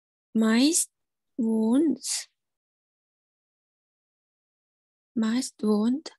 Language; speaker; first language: German; non-native, learner; Thai